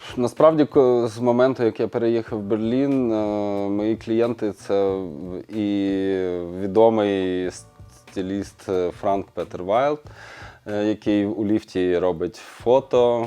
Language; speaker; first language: Ukrainian; native; Ukrainian